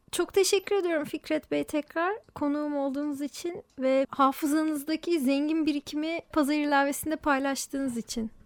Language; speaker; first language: Turkish; native; Turkish